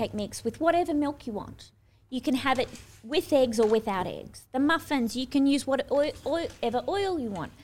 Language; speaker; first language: English; native; English